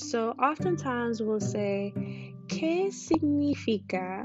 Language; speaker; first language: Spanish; non-native, fluent; English